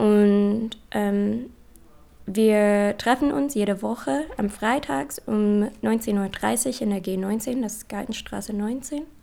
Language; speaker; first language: German; non-native, learner; English